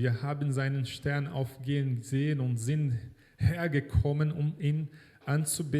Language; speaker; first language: German; non-native, fluent; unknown